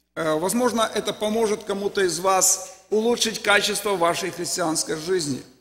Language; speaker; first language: Russian; native; Russian